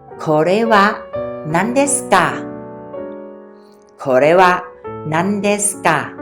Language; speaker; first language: Japanese; non-native, fluent; Thai